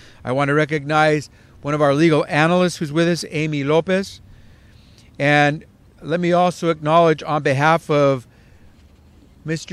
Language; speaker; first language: English; early bilingual, other home language; Spanish